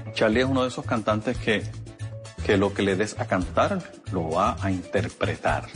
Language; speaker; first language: Spanish; native; Spanish